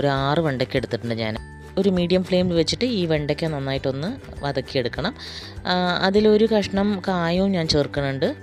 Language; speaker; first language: Malayalam; native; Malayalam